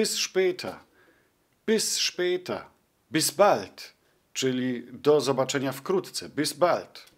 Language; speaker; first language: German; non-native, fluent; Polish